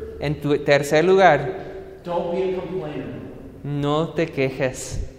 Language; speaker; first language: Spanish; non-native, fluent; English